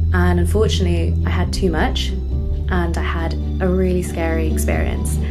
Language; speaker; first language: English; native; English